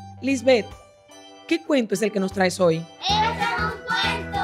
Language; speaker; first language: Spanish; native; Spanish